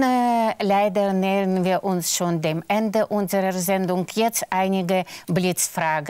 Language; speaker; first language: German; non-native, fluent; Russian